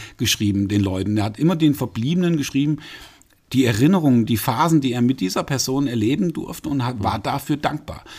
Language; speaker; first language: German; native; German